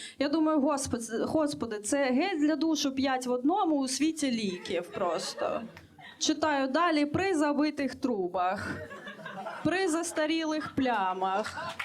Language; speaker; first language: Ukrainian; native; Ukrainian